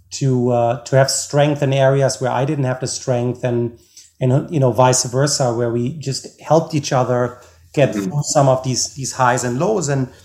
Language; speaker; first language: English; non-native, fluent; German